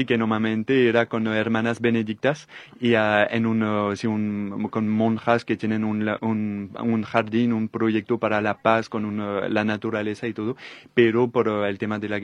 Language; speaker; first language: Spanish; non-native, fluent; French